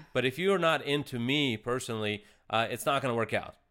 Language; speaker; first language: English; early bilingual, other home language; Russian